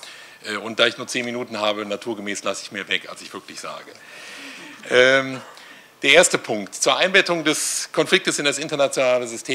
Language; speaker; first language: German; native; German